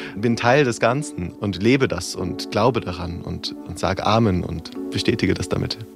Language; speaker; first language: German; native; German